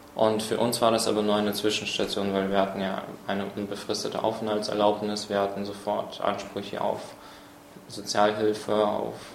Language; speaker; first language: German; early bilingual, other home language; Russian